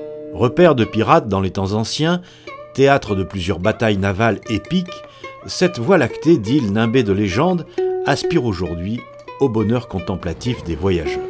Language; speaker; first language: French; native; French